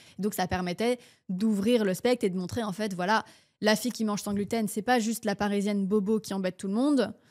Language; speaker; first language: French; early bilingual, heritage; French